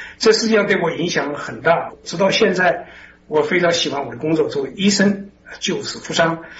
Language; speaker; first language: Chinese; native; Chinese